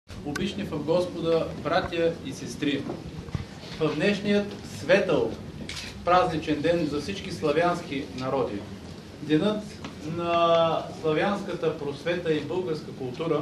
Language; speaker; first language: Bulgarian; native; Bulgarian